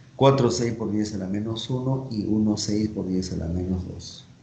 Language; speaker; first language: Spanish; native; Spanish